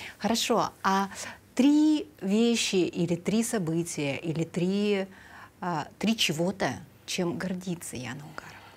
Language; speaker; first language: Russian; native; Russian